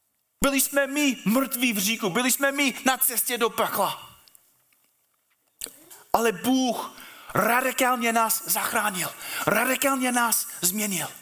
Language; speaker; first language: Czech; non-native, fluent; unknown